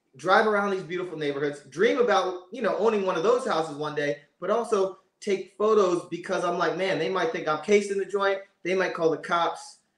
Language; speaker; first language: English; native; English